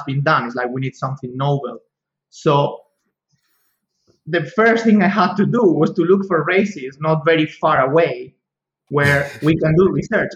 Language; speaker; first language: English; non-native, fluent; Spanish